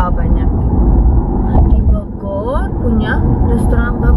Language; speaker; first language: Indonesian; non-native, learner; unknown